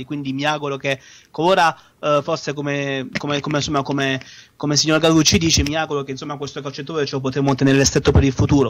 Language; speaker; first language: Italian; native; Italian